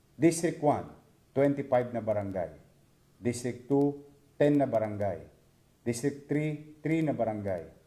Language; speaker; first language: Filipino; native; Filipino